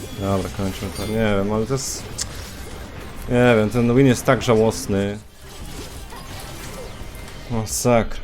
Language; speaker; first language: Polish; native; Polish